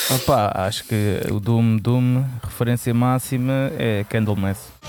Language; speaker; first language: Portuguese; native; Portuguese